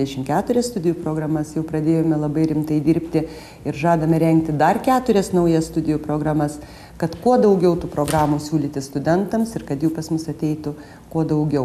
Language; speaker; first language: Lithuanian; native; Lithuanian